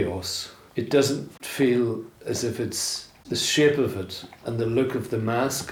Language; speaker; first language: English; native; English